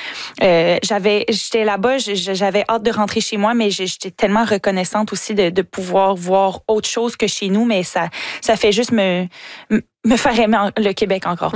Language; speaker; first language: French; native; French